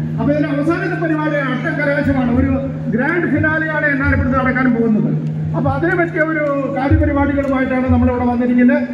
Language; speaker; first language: Malayalam; early bilingual, heritage; Malayalam